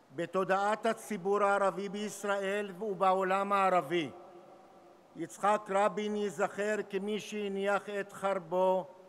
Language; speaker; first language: Hebrew; non-native, local second language; Arabic